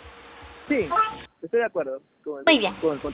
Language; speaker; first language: Spanish; native; Spanish